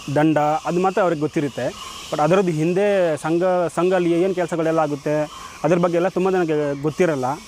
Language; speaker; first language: Kannada; non-native, local second language; Manipuri